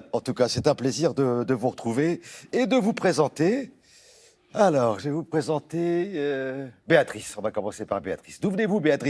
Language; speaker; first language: French; native; French